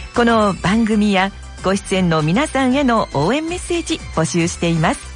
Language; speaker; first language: Japanese; native; Japanese